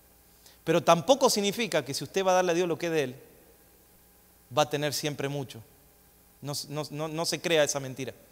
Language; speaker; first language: Spanish; native; Spanish